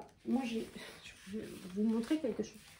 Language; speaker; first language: French; native; French